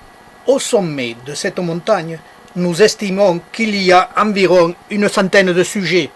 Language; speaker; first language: French; native; French